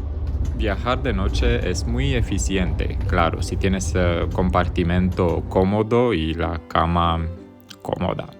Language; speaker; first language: Spanish; non-native, fluent; Romanian